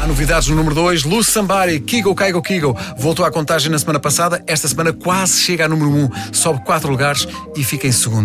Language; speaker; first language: Portuguese; native; Portuguese